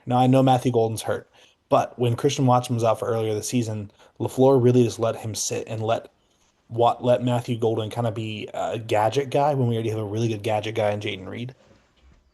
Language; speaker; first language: English; native; English